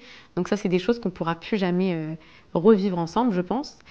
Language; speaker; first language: French; native; French